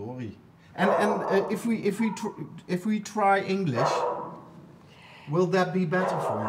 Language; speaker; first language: English; non-native, fluent; Dutch